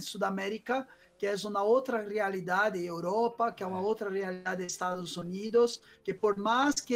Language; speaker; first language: Spanish; non-native, fluent; Portuguese